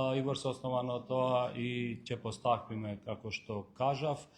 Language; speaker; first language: Macedonian; non-native, local second language; Albanian